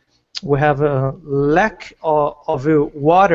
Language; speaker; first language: English; non-native, learner; Portuguese